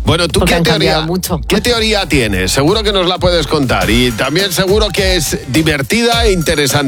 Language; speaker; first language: Spanish; native; Spanish